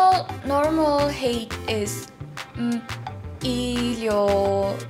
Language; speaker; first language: English; non-native, learner; Mongolian